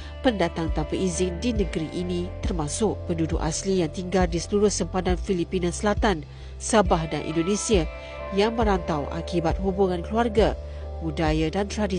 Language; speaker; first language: Malay; native; Malay